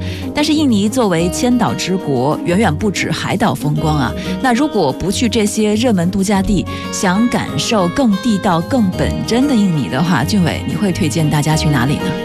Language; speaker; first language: Chinese; native; Chinese